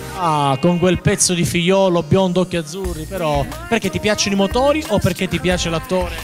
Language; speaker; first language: Italian; native; Italian